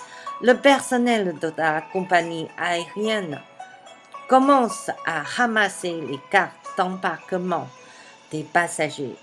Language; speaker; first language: French; non-native, fluent; Chinese